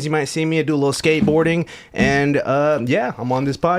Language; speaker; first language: English; native; English